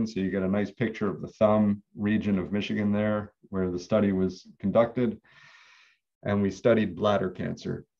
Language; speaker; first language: English; native; English